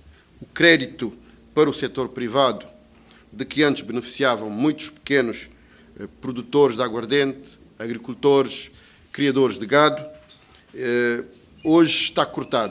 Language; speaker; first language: Portuguese; native; Portuguese